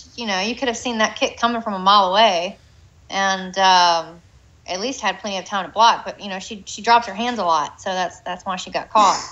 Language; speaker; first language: English; native; English